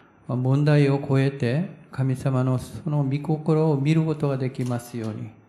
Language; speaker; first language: Japanese; non-native, fluent; Korean